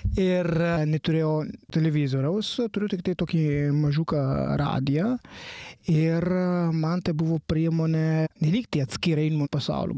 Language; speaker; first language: Lithuanian; non-native, fluent; Italian